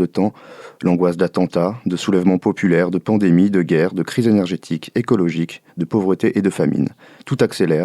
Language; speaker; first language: French; native; French